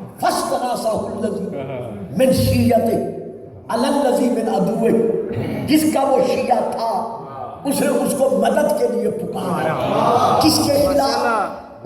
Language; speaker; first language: Urdu; non-native, local second language; Punjabi